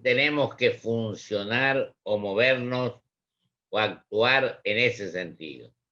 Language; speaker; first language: Spanish; native; Spanish